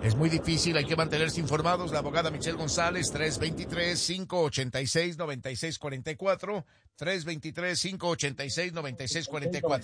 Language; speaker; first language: Spanish; native; Spanish